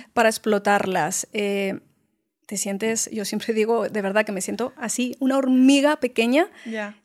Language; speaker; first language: Spanish; native; Spanish